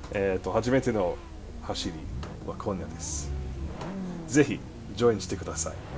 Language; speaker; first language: Japanese; non-native, fluent; English